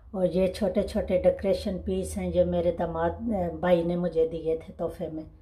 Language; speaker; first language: Urdu; native; Urdu